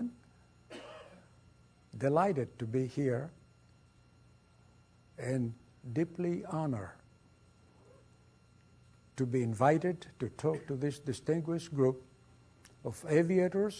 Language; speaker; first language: English; non-native, fluent; Greek